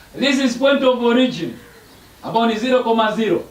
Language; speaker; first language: English; non-native, local second language; Swahili